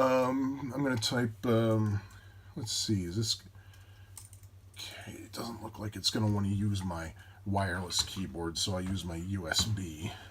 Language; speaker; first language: English; native; English